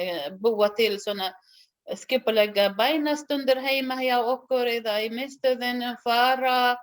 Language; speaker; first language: Icelandic; non-native, learner; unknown